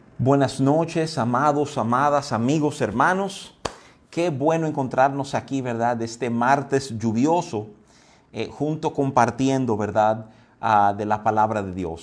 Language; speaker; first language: Spanish; native; Spanish